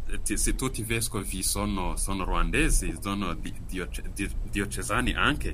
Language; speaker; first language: Italian; non-native, fluent; Kinyarwanda